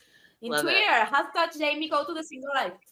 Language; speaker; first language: English; non-native, learner; Spanish